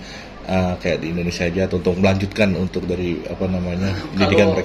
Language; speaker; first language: Indonesian; native; Indonesian